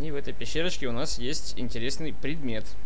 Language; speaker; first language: Russian; native; Russian